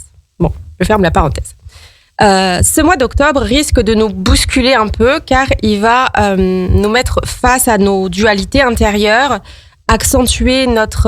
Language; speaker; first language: French; native; French